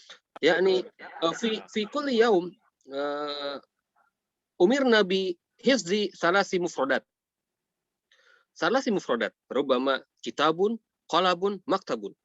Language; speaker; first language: Arabic; non-native, fluent; Indonesian